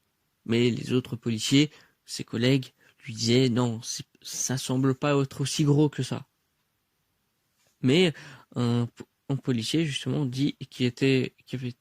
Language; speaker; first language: French; native; French